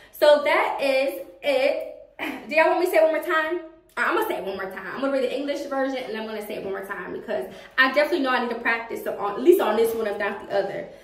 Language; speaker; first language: English; native; English